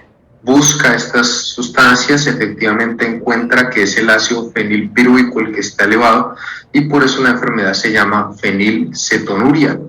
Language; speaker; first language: Spanish; native; Spanish